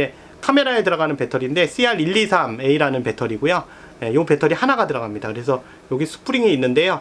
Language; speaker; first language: Korean; native; Korean